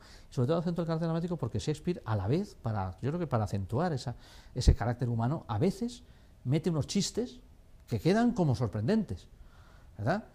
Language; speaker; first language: Spanish; native; Spanish